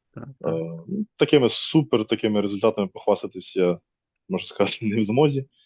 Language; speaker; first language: Ukrainian; native; Ukrainian